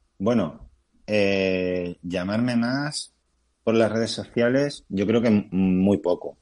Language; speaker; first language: Spanish; native; Spanish